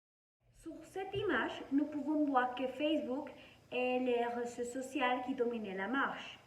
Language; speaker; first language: French; non-native, learner; Spanish